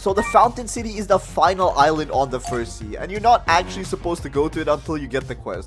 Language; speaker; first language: English; native; English